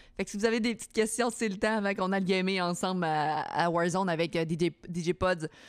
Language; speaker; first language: French; native; French